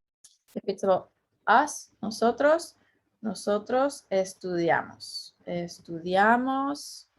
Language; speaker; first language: Spanish; non-native, fluent; English